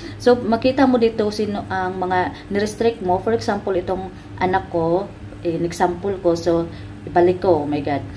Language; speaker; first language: Filipino; non-native, local second language; Cebuano